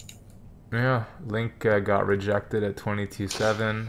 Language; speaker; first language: English; native; English